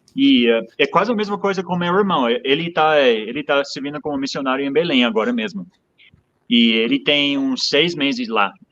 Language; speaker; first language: Portuguese; non-native, fluent; English